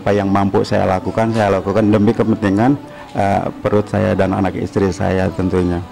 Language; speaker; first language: Indonesian; native; Indonesian